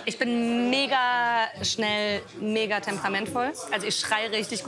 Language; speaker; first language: German; native; German